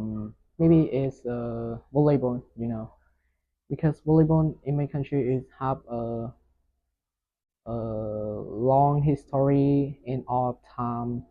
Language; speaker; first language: English; non-native, learner; Vietnamese